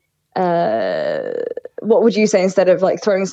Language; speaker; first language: English; native; English